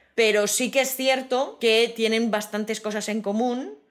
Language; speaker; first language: Spanish; native; Spanish